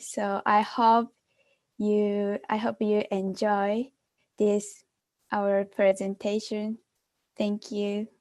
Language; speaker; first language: English; non-native, fluent; Japanese